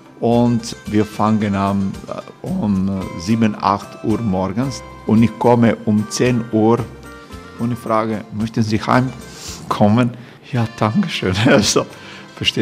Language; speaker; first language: German; non-native, learner; Croatian